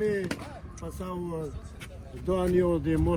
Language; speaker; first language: Spanish; non-native, learner; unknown